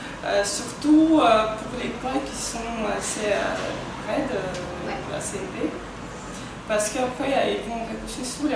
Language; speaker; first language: French; non-native, fluent; Russian